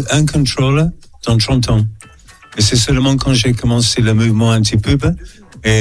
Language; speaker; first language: French; non-native, fluent; English